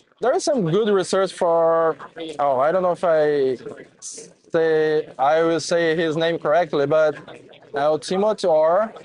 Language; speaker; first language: English; non-native, fluent; Portuguese